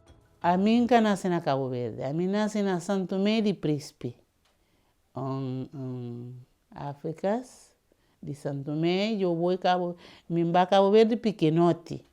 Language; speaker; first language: Portuguese; non-native, learner; Kabuverdianu